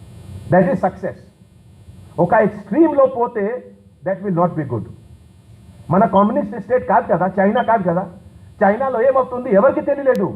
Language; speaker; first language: Telugu; non-native, fluent; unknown